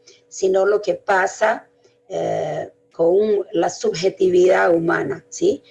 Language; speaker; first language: Spanish; non-native, fluent; Portuguese